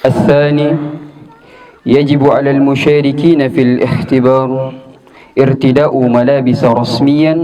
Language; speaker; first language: Arabic; non-native, learner; Indonesian